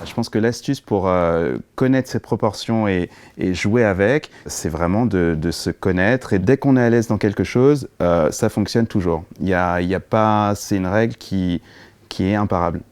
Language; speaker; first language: French; native; French